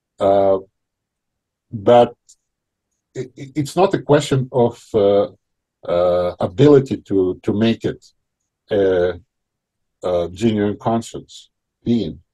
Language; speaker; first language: English; non-native, fluent; Russian